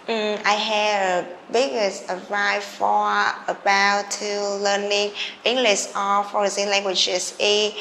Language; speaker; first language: English; non-native, learner; Vietnamese